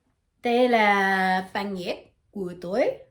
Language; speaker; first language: Vietnamese; non-native, learner; French